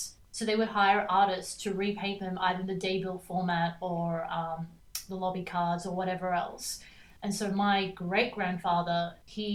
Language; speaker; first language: English; native; English